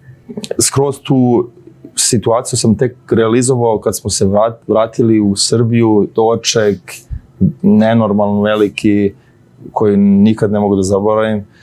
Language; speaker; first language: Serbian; early bilingual, heritage; Serbian